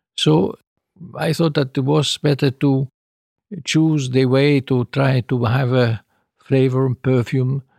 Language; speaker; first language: English; non-native, fluent; Italian